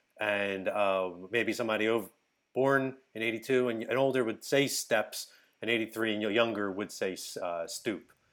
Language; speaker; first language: English; native; English